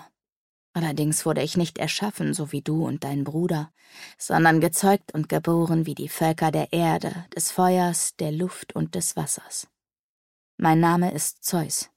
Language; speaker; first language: German; native; German